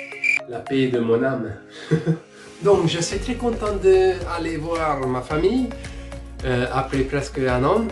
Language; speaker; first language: French; non-native, fluent; Hungarian